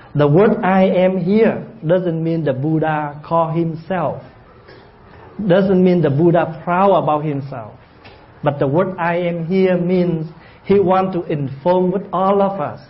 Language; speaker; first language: English; early bilingual, other home language; Vietnamese